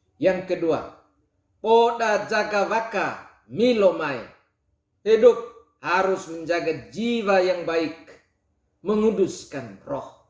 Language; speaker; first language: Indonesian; non-native, local second language; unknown